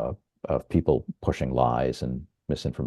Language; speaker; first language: English; native; English